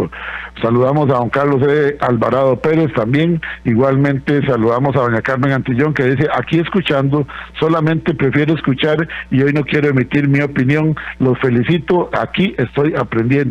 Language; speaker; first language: Spanish; native; Spanish